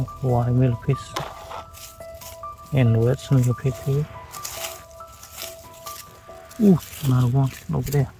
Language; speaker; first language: English; non-native, learner; Khmer